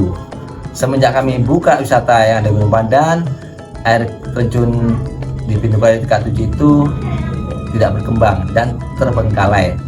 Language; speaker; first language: Indonesian; non-native, local second language; Javanese